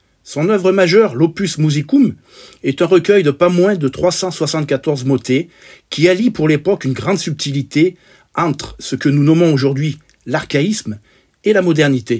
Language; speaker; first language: French; native; French